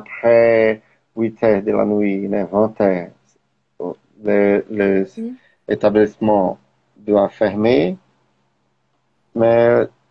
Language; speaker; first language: French; non-native, learner; Portuguese